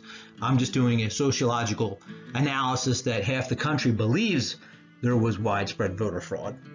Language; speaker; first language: English; native; English